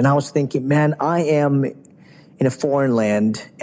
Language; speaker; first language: English; non-native, local second language; Filipino